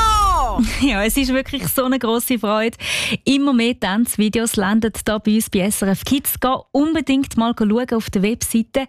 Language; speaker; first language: German; native; German